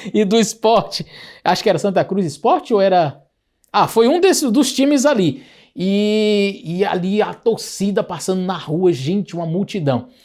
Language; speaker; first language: Portuguese; native; Portuguese